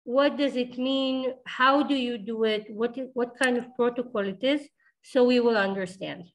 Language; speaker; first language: English; non-native, fluent; Hebrew